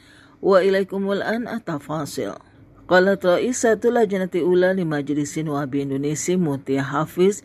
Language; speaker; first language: Arabic; non-native, fluent; Indonesian